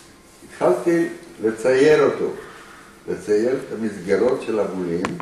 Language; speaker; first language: Hebrew; early bilingual, other home language; Romanian